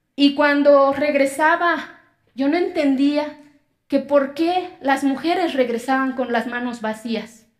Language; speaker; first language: Spanish; non-native, local second language; Zapotec